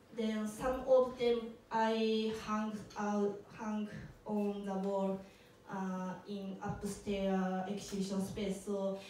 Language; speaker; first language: English; non-native, learner; Japanese